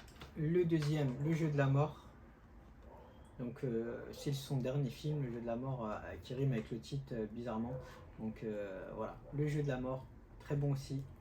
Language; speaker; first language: French; native; French